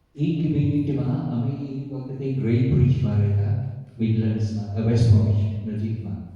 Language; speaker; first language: Gujarati; early bilingual, heritage; Gujarati